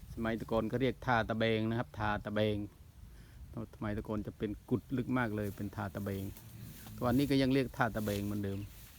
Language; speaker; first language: Thai; non-native, local second language; Northern Khmer